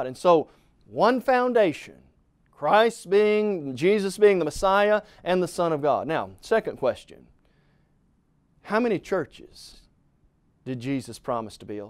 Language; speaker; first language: English; native; English